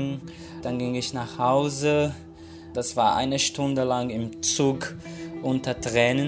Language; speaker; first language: German; non-native, fluent; Portuguese